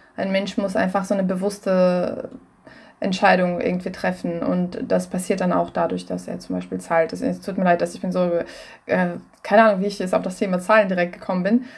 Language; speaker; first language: German; non-native, fluent; Russian